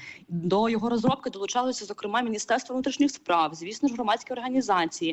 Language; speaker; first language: Ukrainian; native; Ukrainian